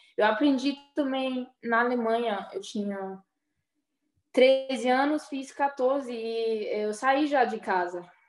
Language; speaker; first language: Portuguese; early bilingual, heritage; Portuguese